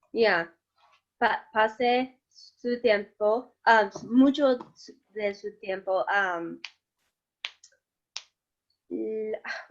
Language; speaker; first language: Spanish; non-native, learner; English